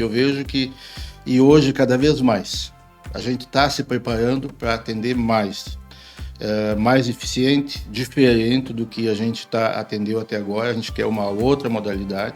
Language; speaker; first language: Portuguese; native; Portuguese